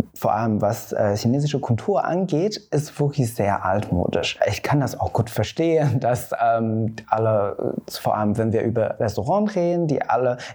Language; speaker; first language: German; non-native, fluent; Chinese